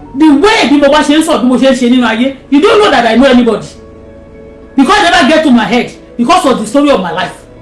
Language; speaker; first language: English; non-native, local second language; Yoruba